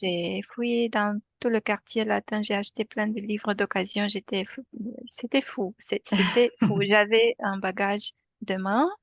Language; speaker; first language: French; non-native, fluent; Romanian